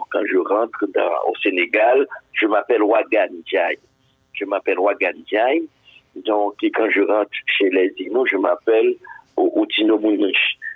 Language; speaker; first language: French; non-native, local second language; Haitian Creole